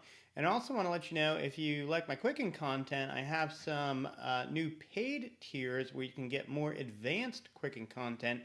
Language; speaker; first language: English; native; English